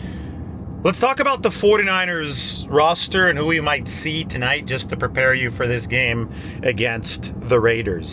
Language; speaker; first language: English; native; English